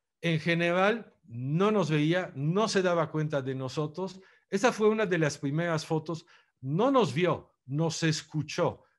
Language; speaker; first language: Spanish; non-native, fluent; Italian